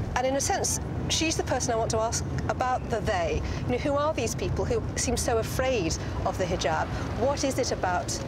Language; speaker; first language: English; native; English